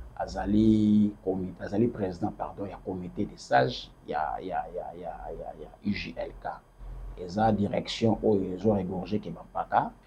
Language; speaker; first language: Lingala; native; Lingala